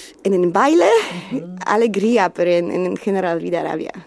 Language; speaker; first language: Spanish; non-native, learner; Polish